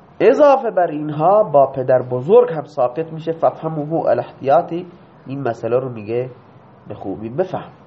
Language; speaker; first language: Persian; non-native, local second language; Baluchi